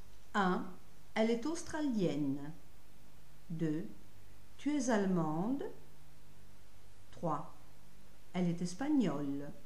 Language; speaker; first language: French; non-native, fluent; Italian